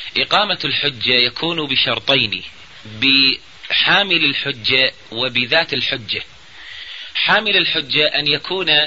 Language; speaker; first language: Arabic; native; Arabic